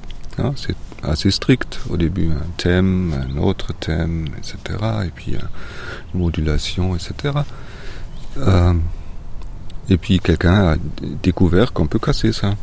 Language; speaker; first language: French; non-native, fluent; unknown